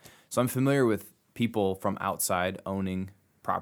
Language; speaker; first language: English; native; English